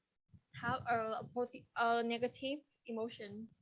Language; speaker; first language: English; non-native, learner; Vietnamese